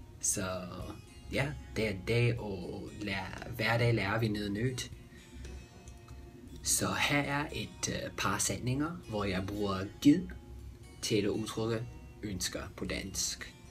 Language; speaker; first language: Danish; non-native, fluent; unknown